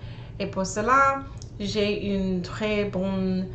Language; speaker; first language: French; non-native, learner; English